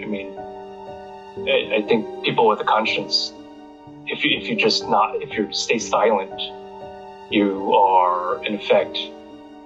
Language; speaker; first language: English; native; English